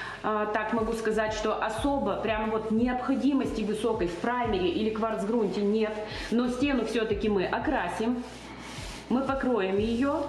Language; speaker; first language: Russian; native; Russian